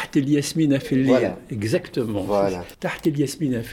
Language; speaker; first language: French; non-native, local second language; Arabic